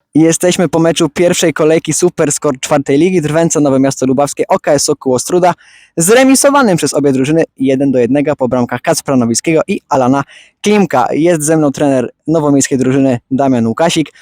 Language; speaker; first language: Polish; native; Polish